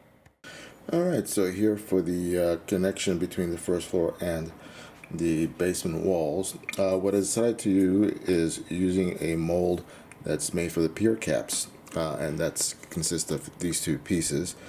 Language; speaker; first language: English; native; English